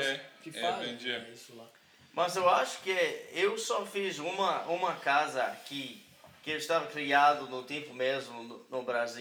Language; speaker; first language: Portuguese; non-native, learner; English